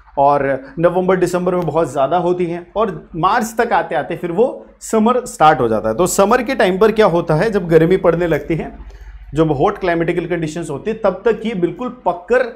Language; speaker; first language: Hindi; native; Hindi